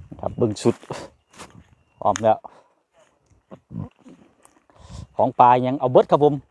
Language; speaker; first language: Thai; non-native, local second language; Northeastern Thai